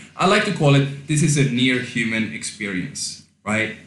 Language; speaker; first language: English; non-native, fluent; Swedish